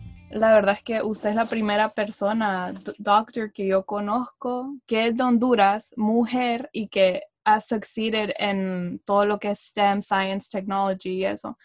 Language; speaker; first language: Spanish; native; Spanish